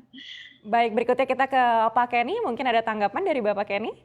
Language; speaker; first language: Indonesian; native; Indonesian